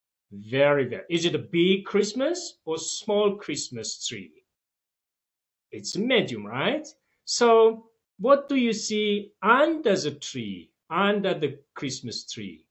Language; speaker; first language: English; non-native, fluent; Tajik